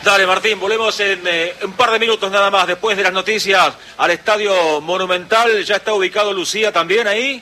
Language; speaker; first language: Spanish; native; Spanish